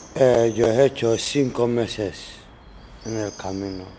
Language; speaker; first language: Spanish; non-native, learner; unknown